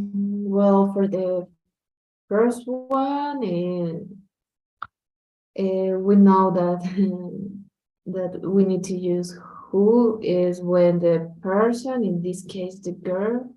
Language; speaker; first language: English; non-native, learner; Spanish